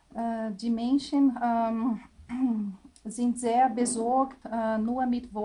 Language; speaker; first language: German; non-native, learner; Portuguese